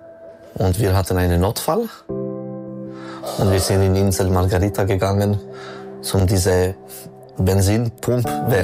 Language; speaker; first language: German; non-native, learner; Albanian